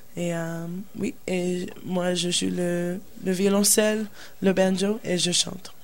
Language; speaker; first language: French; non-native, learner; English